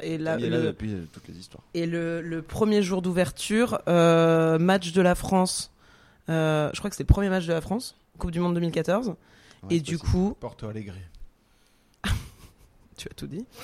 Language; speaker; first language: French; native; French